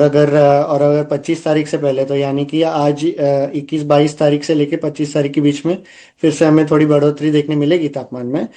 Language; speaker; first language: Hindi; non-native, local second language; Gujarati